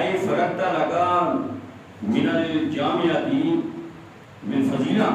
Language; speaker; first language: Arabic; non-native, learner; Urdu